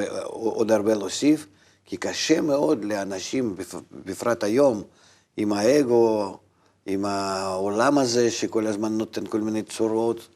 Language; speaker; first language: Hebrew; non-native, fluent; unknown